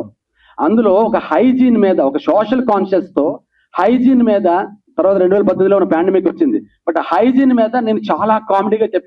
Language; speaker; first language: Telugu; native; Telugu